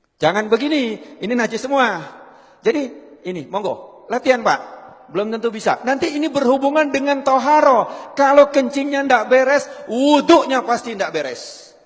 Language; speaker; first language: Indonesian; non-native, local second language; Javanese